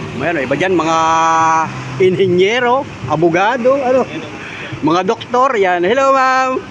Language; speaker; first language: Filipino; native; Filipino